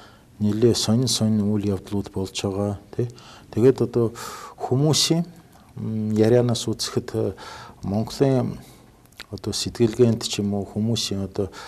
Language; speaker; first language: Mongolian; non-native, fluent; Russian